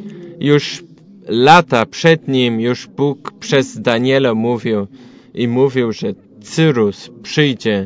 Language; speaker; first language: Polish; non-native, learner; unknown